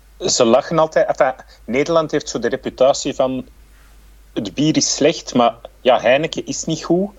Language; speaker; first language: Dutch; native; Dutch